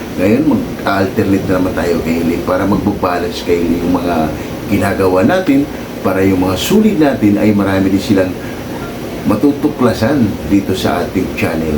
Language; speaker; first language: Filipino; non-native, local second language; Cebuano